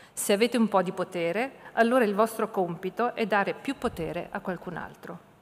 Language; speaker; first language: Italian; native; Italian